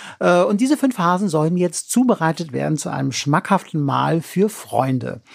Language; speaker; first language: German; native; German